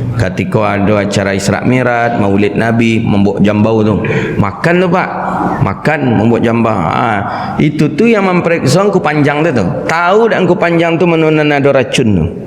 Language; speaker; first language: Malay; non-native, local second language; Minangkabau